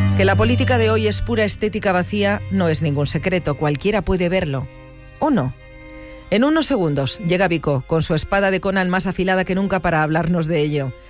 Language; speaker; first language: Spanish; native; Spanish